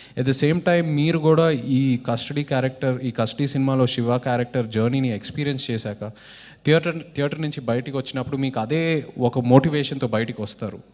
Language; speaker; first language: Telugu; native; Telugu